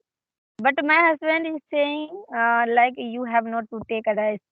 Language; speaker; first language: English; non-native, learner; Hindi